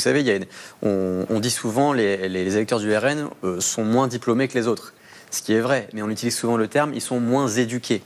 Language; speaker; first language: French; native; French